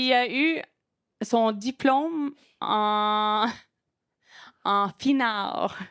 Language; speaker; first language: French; non-native, local second language; English